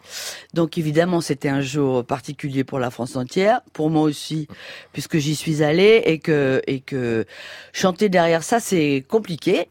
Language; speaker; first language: French; native; French